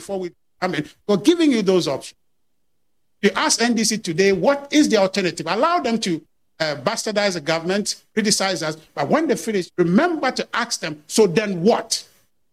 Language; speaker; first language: English; non-native, local second language; Akan